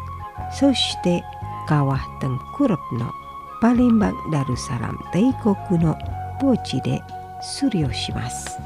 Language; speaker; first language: Japanese; non-native, fluent; Indonesian